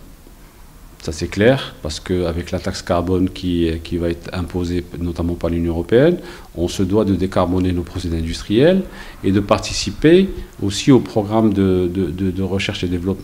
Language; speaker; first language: French; non-native, local second language; Arabic